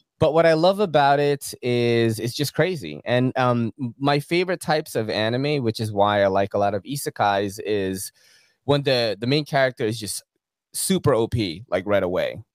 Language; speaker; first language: English; early bilingual, other home language; Filipino